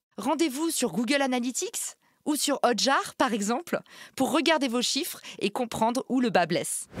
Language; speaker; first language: French; native; French